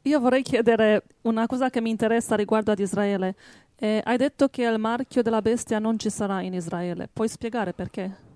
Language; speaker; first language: Italian; native; Italian